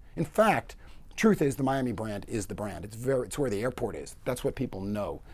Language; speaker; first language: English; native; English